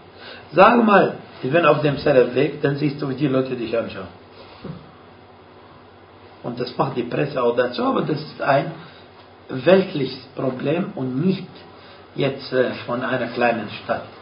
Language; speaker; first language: German; non-native, fluent; Arabic